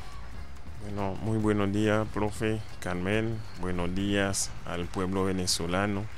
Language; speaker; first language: Spanish; non-native, fluent; Haitian Creole